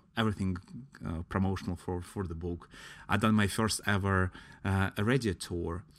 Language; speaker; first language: English; non-native, fluent; Latvian